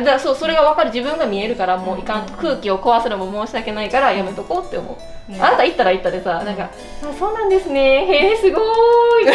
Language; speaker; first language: Japanese; native; Japanese